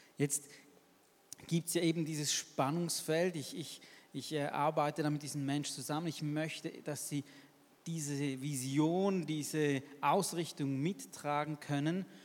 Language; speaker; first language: German; native; German